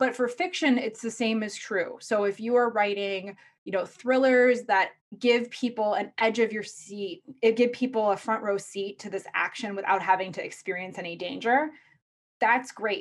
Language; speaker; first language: English; native; English